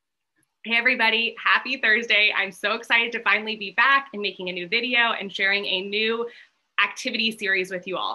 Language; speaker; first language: English; native; English